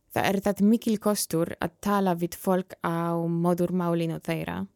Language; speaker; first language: Icelandic; non-native, fluent; Polish